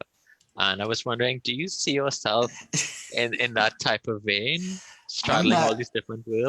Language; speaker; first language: English; native; English